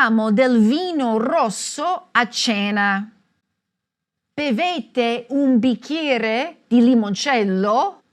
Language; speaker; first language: Italian; non-native, fluent; English